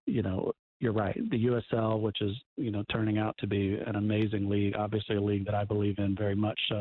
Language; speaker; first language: English; native; English